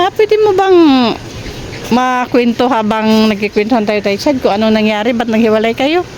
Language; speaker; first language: Filipino; native; Filipino